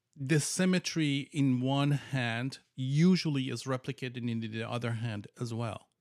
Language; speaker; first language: English; non-native, fluent; Persian